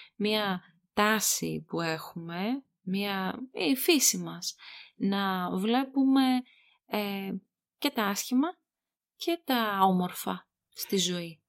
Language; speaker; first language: Greek; native; Greek